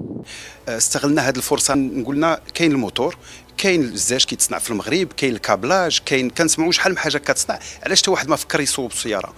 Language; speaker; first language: Arabic; native; Arabic